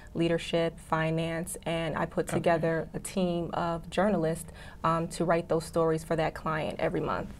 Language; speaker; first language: English; native; English